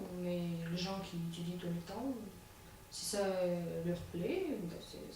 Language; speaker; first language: French; non-native, fluent; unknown